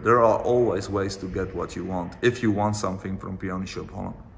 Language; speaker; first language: English; non-native, fluent; Dutch